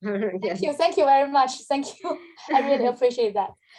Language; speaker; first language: English; non-native, fluent; Chinese